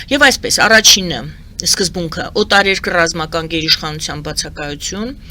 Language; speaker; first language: Armenian; native; Armenian